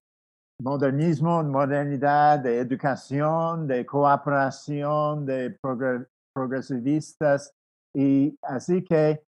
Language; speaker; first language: Spanish; non-native, fluent; English